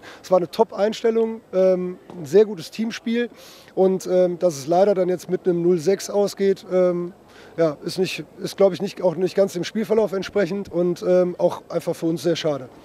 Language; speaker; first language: German; native; German